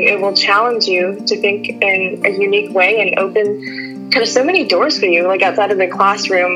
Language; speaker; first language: English; native; English